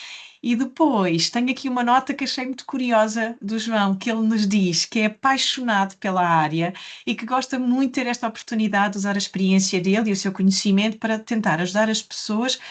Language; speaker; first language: Portuguese; native; Portuguese